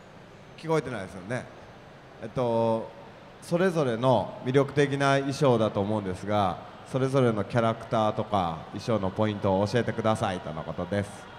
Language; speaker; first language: Japanese; native; Japanese